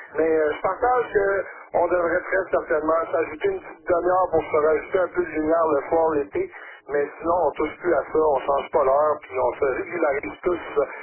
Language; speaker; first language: French; native; French